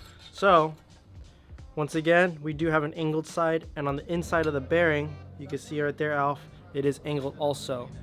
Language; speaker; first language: English; native; English